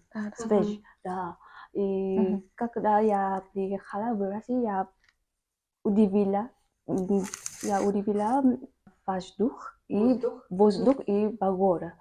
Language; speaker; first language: Russian; non-native, learner; Vietnamese